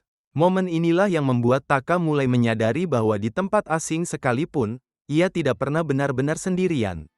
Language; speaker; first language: Indonesian; native; Indonesian